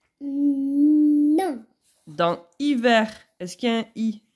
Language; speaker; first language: French; native; French